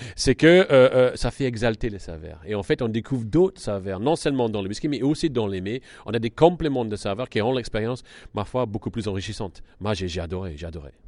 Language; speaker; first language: French; non-native, fluent; English